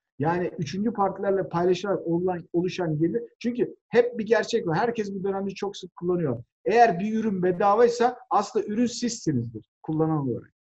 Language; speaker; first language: Turkish; native; Turkish